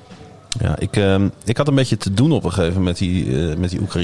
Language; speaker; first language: Dutch; native; Dutch